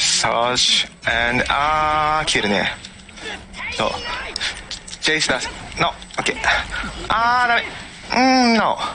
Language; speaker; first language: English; non-native, learner; Japanese